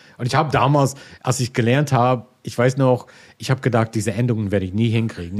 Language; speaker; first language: German; non-native, fluent; English